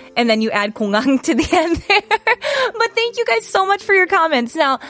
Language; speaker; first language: English; native; English